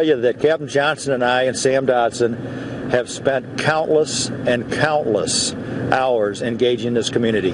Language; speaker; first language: English; native; English